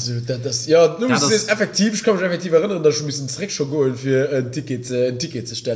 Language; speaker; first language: German; native; German